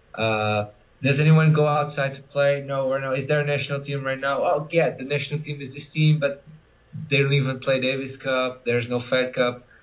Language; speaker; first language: English; early bilingual, other home language; Portuguese